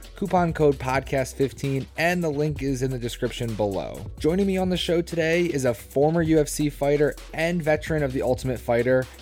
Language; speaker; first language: English; native; English